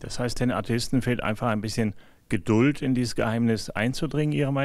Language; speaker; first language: German; native; German